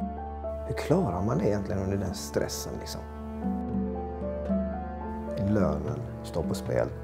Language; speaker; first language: Swedish; native; Swedish